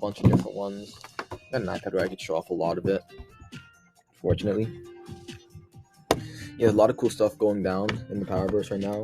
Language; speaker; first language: English; native; English